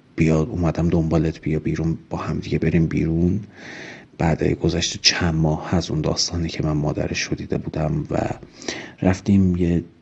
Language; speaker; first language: Persian; native; Persian